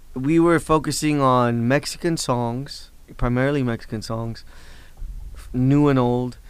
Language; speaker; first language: English; native; English